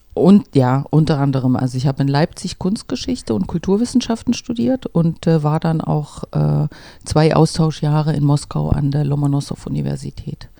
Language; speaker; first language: German; native; German